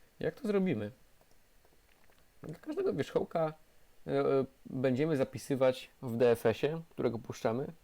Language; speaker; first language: Polish; native; Polish